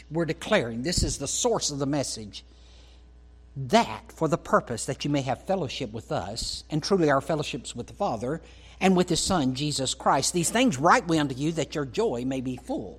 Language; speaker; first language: English; native; English